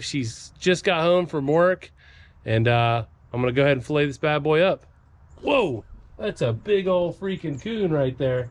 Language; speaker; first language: English; native; English